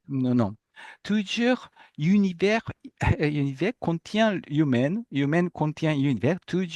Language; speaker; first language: French; non-native, fluent; Japanese